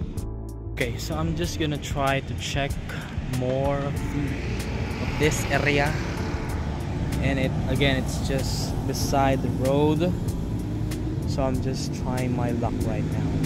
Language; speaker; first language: English; non-native, local second language; Filipino